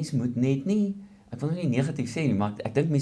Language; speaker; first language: Afrikaans; native; Afrikaans